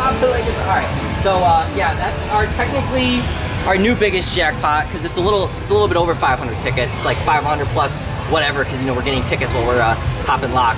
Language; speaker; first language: English; native; English